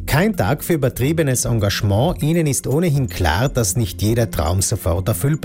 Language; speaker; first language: German; native; German